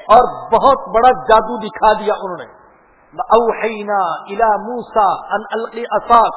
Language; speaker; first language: Urdu; non-native, local second language; Punjabi